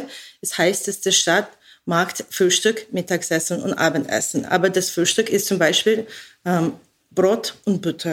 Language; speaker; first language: German; non-native, learner; English